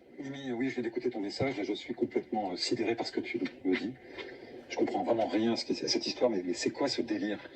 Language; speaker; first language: French; native; French